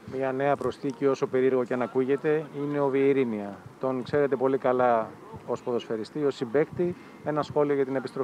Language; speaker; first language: Greek; native; Greek